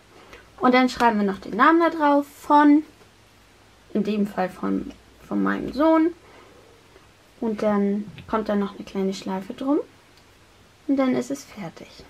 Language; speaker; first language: German; native; German